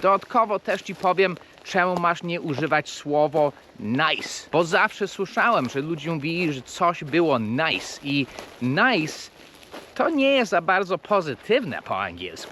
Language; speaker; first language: Polish; non-native, fluent; English